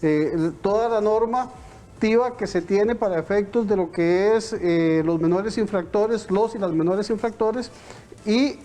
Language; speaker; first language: Spanish; native; Spanish